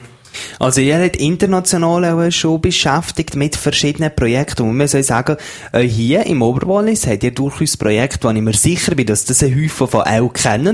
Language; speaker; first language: German; native; German